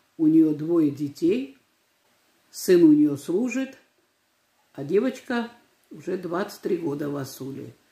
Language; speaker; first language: Russian; non-native, local second language; Georgian